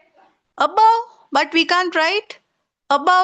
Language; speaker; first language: English; non-native, fluent; Tamil